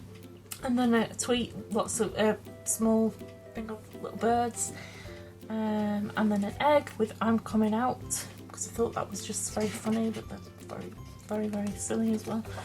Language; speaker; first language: English; native; English